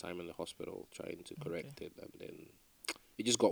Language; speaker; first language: English; non-native, local second language; Igbo